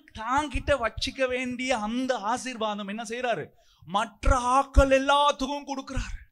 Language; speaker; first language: Tamil; non-native, local second language; Sinhala